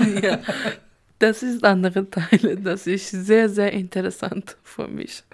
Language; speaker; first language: German; non-native, learner; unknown